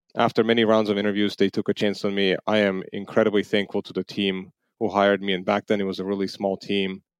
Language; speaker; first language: English; non-native, fluent; Armenian